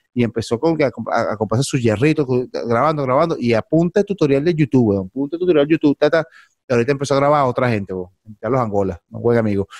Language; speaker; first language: Spanish; native; Spanish